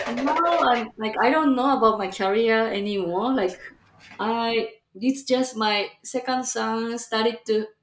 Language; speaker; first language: English; non-native, fluent; Japanese